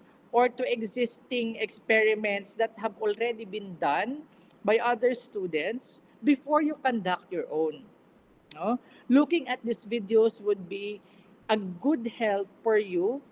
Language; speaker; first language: English; non-native, local second language; Filipino